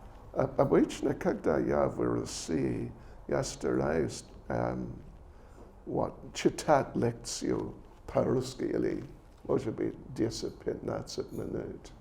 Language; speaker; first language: Russian; non-native, learner; English